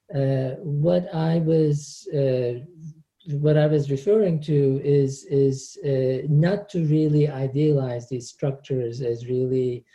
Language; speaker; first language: English; non-native, fluent; Turkish